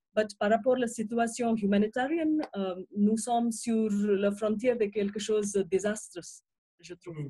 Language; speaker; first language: French; non-native, fluent; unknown